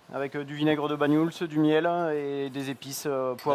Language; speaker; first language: French; native; French